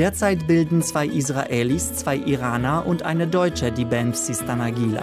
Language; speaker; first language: German; native; German